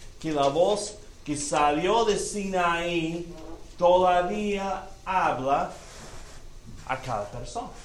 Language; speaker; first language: Spanish; non-native, fluent; English